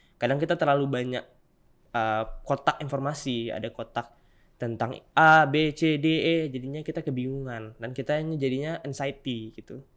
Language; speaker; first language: Indonesian; native; Indonesian